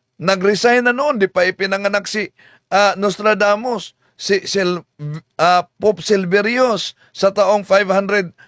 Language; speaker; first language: Filipino; non-native, local second language; Cebuano